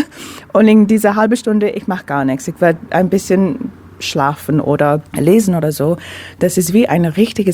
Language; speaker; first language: German; non-native, fluent; English